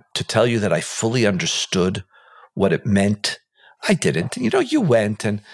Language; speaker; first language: English; non-native, fluent; Hebrew